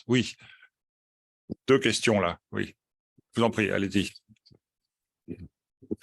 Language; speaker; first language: French; native; French